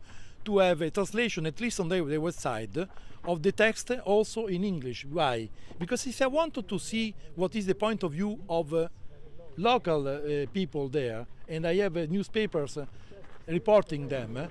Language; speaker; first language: English; non-native, fluent; Italian